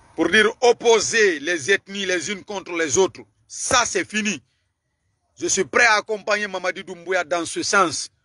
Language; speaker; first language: French; non-native, local second language; Susu